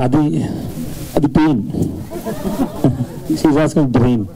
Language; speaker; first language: Telugu; non-native, learner; Tamil